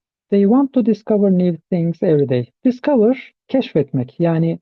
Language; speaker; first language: English; non-native, fluent; Turkish